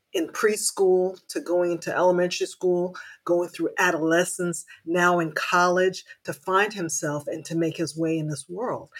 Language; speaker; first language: English; native; English